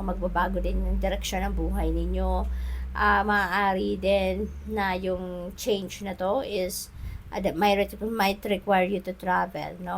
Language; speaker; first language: Filipino; native; Filipino